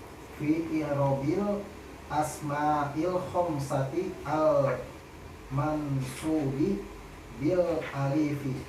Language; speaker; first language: Arabic; non-native, learner; Indonesian